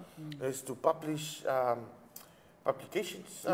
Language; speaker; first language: English; non-native, local second language; Samoan